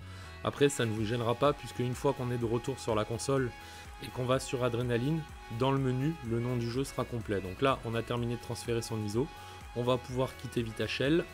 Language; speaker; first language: French; native; French